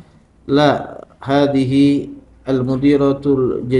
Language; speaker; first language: Arabic; non-native, learner; Indonesian